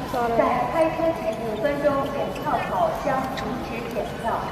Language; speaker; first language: Chinese; native; Chinese